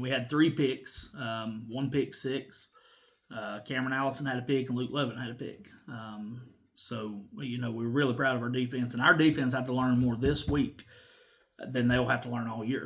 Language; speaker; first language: English; native; English